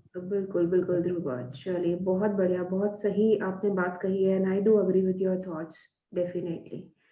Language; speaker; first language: Hindi; native; Hindi